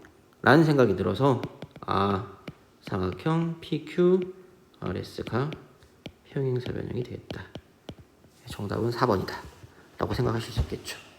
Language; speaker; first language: Korean; native; Korean